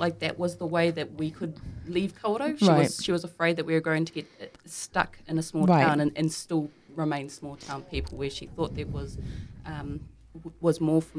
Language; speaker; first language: English; native; English